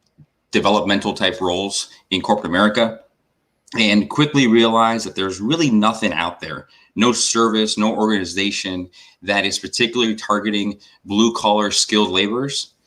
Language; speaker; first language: English; native; English